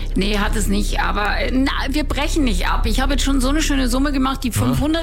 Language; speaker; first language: German; native; German